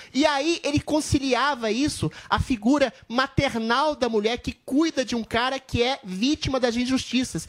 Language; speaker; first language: Portuguese; native; Portuguese